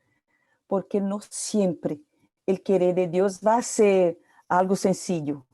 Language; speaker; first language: Portuguese; non-native, learner; Spanish